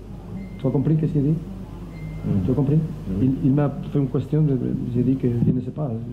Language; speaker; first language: French; non-native, learner; Spanish